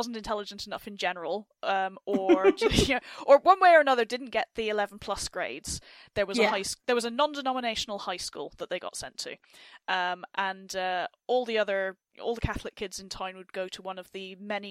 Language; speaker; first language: English; native; English